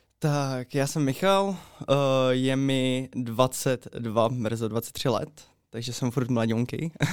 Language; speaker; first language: Czech; native; Czech